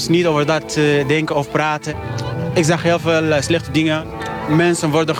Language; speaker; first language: Dutch; non-native, learner; Arabic